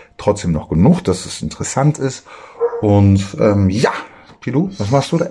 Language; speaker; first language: German; native; German